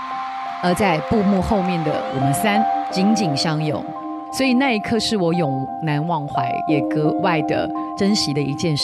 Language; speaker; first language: Chinese; native; Chinese